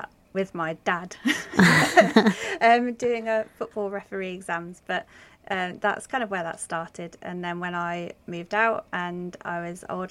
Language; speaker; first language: English; native; English